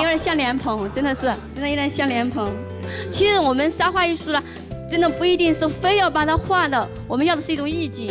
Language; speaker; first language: Chinese; native; Chinese